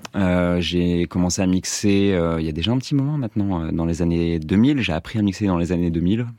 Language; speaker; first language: French; native; French